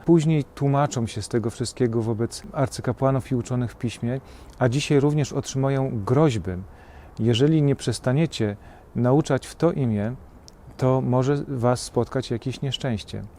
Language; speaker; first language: Polish; native; Polish